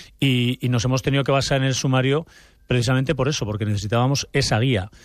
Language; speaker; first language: Spanish; native; Spanish